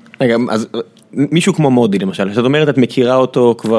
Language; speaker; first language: Hebrew; native; Hebrew